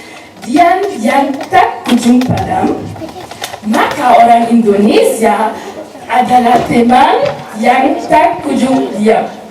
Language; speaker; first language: Indonesian; non-native, learner; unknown